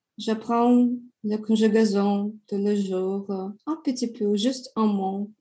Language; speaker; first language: French; non-native, learner; Russian